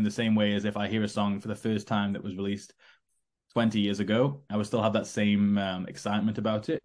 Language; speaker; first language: English; native; English